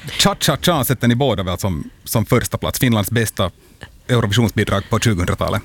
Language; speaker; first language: Swedish; native; Swedish